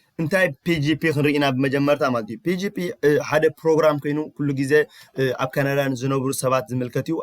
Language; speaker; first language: Tigrinya; early bilingual, heritage; Tigrinya